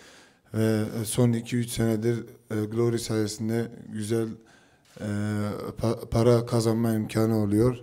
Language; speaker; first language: Turkish; early bilingual, heritage; Turkish